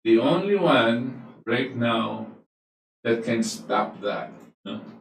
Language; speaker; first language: English; non-native, local second language; Filipino